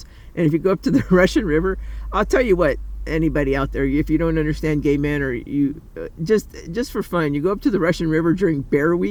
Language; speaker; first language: English; native; English